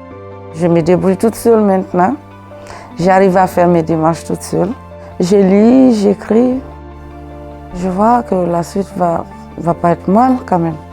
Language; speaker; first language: French; non-native, fluent; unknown